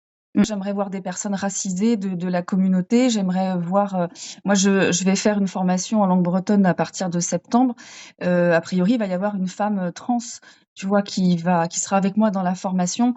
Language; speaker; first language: French; native; French